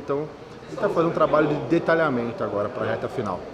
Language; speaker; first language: Portuguese; native; Portuguese